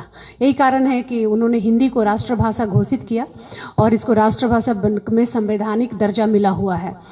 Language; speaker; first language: Hindi; native; Hindi